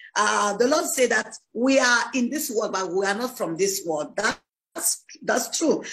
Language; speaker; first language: English; non-native, learner; French